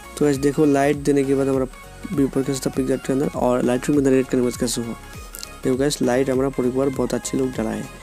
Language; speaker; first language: Hindi; non-native, local second language; Bangla